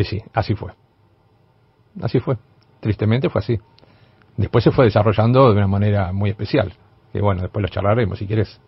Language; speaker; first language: Spanish; native; Spanish